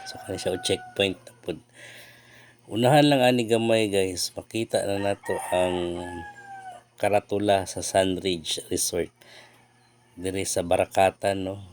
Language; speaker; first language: Cebuano; native; Cebuano